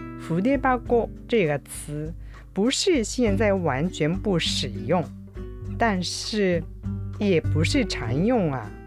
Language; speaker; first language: Chinese; non-native, fluent; Japanese